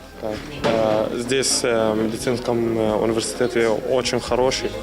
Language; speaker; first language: Russian; non-native, learner; Arabic